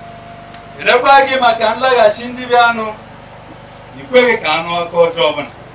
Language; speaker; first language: Igbo; native; Igbo